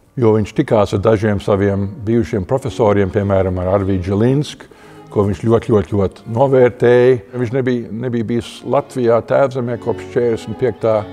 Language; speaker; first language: Latvian; early bilingual, heritage; Latvian